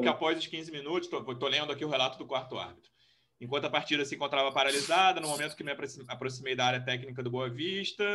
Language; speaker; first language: Portuguese; native; Portuguese